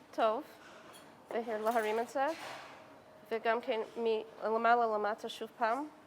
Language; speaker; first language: Hebrew; non-native, learner; English